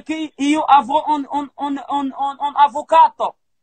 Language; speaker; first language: Italian; non-native, learner; Arabic